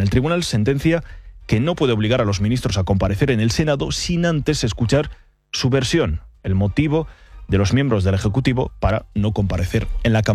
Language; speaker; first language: Spanish; native; Spanish